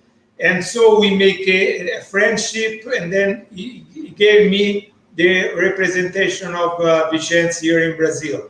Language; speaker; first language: English; non-native, learner; Italian